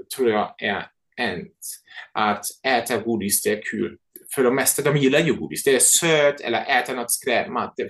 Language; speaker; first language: Swedish; non-native, fluent; German